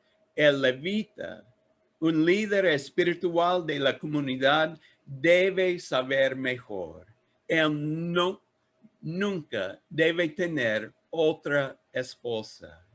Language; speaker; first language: Spanish; non-native, learner; English